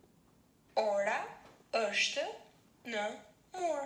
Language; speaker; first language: Albanian; non-native, learner; Finnish